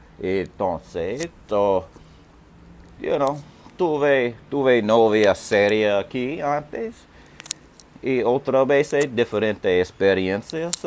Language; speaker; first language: Spanish; non-native, learner; English